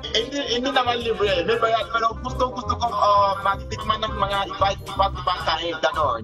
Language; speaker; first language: Filipino; non-native, fluent; Yoruba